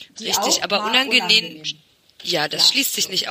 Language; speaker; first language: German; native; German